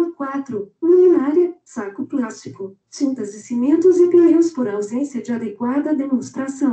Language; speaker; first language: Portuguese; native; Portuguese